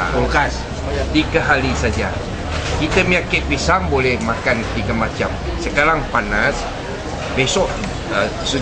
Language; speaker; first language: Indonesian; non-native, local second language; Chinese